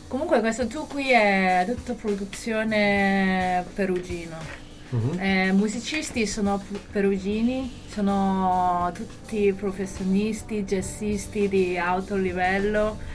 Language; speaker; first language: Italian; non-native, fluent; Chinese